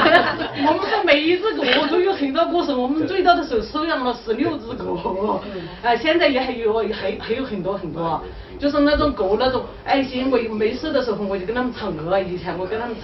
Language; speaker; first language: Chinese; native; Chinese